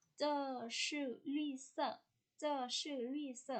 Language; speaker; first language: Chinese; non-native, fluent; Thai